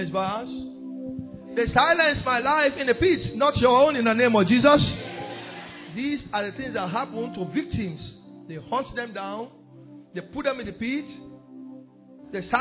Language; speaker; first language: English; non-native, local second language; Yoruba